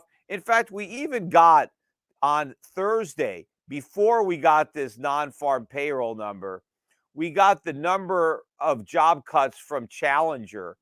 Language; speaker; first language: English; native; English